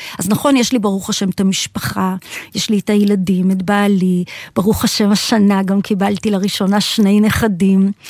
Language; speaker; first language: Hebrew; native; Hebrew